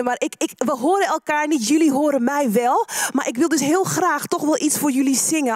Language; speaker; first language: Dutch; native; Dutch